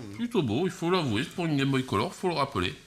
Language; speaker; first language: French; native; French